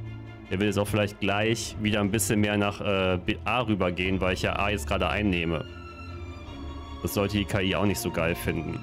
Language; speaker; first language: German; native; German